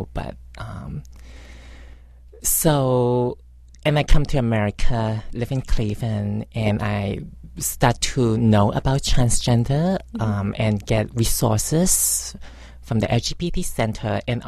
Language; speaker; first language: English; non-native, local second language; Cantonese